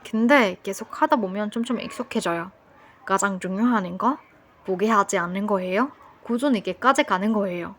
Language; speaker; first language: Korean; non-native, fluent; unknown